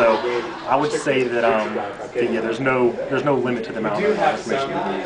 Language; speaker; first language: English; native; English